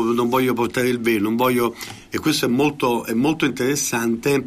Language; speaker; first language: Italian; native; Italian